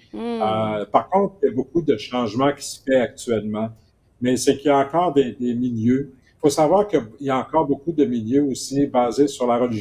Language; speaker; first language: French; native; French